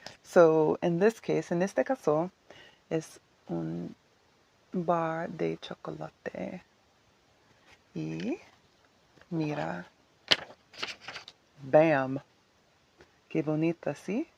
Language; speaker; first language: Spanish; non-native, learner; English